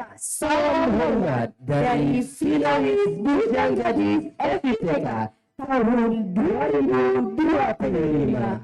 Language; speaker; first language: Indonesian; native; Indonesian